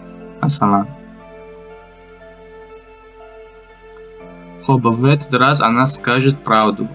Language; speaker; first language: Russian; non-native, fluent; Tajik